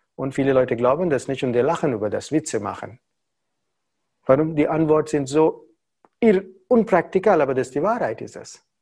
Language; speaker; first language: German; non-native, learner; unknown